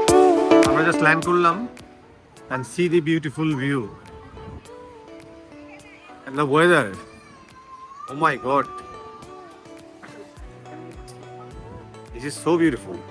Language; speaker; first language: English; non-native, local second language; Bangla